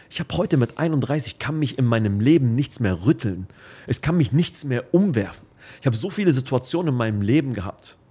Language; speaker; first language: German; early bilingual, other home language; Arabic